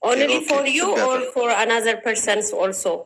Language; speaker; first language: English; non-native, learner; Amharic